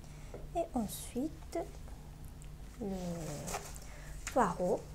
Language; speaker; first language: French; non-native, learner; Japanese